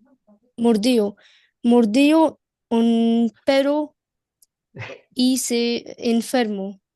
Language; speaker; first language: Spanish; non-native, learner; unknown